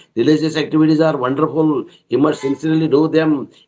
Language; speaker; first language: English; non-native, local second language; Kannada